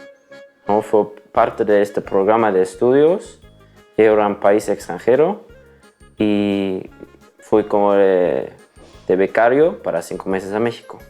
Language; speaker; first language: Spanish; non-native, fluent; German